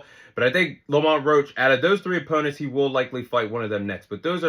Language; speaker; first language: English; native; English